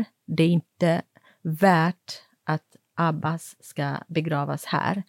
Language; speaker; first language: Swedish; non-native, fluent; Kurdish